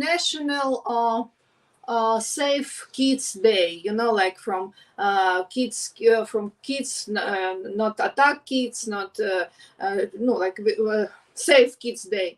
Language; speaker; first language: English; non-native, learner; Ukrainian